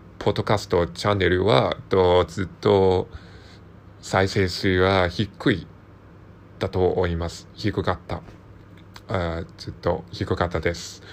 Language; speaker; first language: Japanese; non-native, learner; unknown